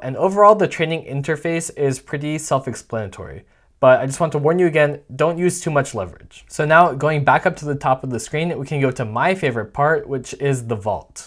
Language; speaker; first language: English; native; English